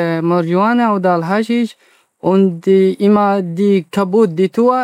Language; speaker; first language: German; non-native, learner; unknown